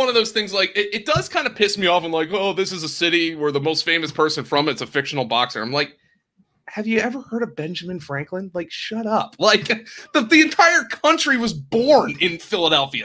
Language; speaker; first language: English; native; English